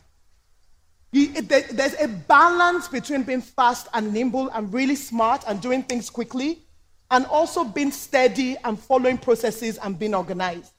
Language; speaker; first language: English; non-native, local second language; Yoruba